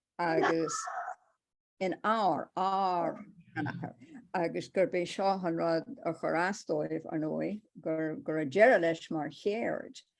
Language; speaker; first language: Irish; native; Irish